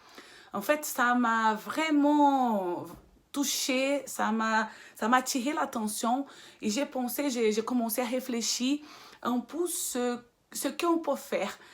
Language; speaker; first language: French; non-native, fluent; Portuguese